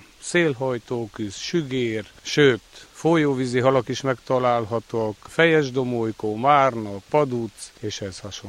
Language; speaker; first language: Hungarian; native; Hungarian